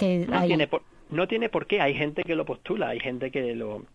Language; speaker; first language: Spanish; native; Spanish